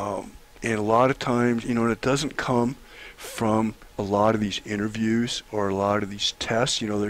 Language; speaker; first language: English; native; English